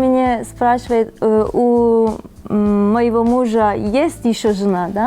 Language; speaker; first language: Russian; non-native, fluent; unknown